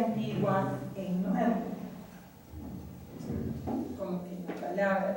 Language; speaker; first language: Spanish; non-native, fluent; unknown